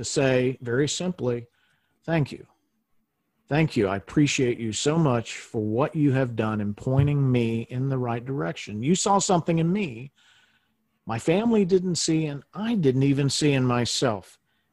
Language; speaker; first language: English; native; English